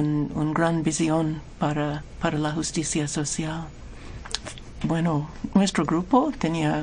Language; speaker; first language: Spanish; non-native, fluent; English